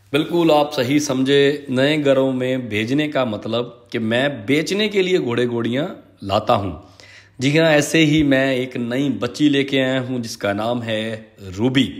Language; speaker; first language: Hindi; non-native, local second language; Punjabi